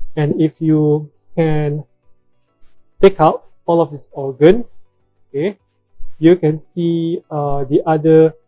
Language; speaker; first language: English; non-native, local second language; Malay